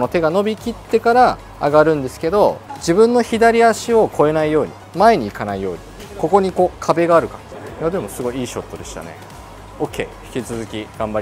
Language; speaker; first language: Japanese; native; Japanese